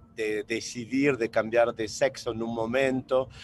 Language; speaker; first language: Spanish; native; Spanish